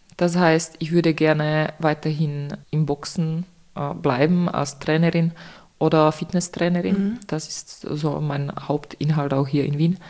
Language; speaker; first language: German; non-native, fluent; Czech